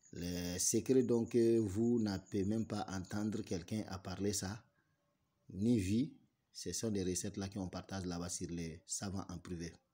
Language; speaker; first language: French; non-native, local second language; Bambara